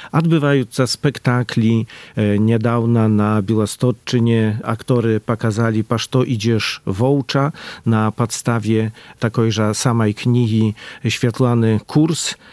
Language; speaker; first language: Belarusian; native; Belarusian